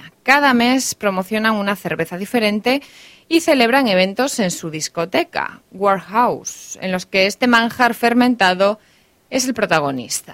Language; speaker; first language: Spanish; native; Spanish